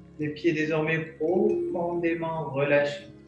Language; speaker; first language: French; native; French